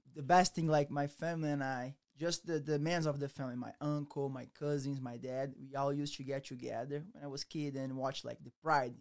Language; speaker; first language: English; non-native, learner; Portuguese